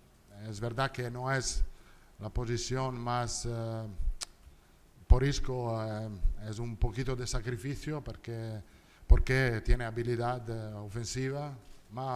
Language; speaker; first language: Spanish; non-native, learner; Italian